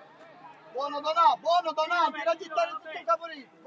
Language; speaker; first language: Italian; native; Italian